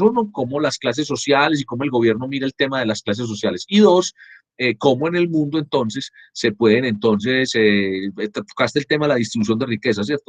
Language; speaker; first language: Spanish; native; Spanish